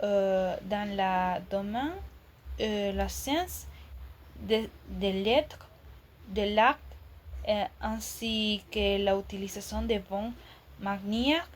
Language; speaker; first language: French; non-native, learner; Spanish